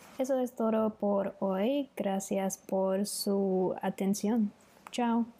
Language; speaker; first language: Spanish; non-native, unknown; English